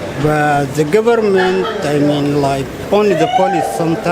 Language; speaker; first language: English; non-native, fluent; Arabic